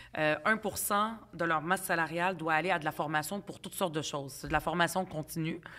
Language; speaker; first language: French; early bilingual, other home language; Arabic